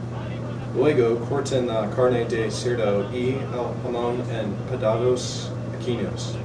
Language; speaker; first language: Spanish; non-native, learner; English